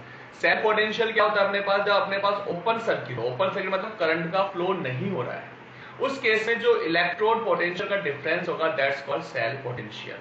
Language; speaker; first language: Hindi; native; Hindi